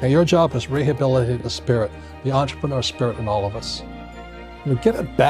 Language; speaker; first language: English; native; English